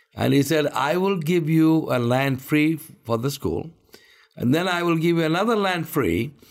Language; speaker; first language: English; non-native, local second language; Malayalam